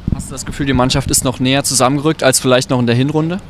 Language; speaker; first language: German; native; German